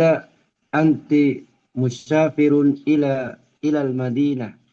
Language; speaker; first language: Arabic; non-native, learner; Indonesian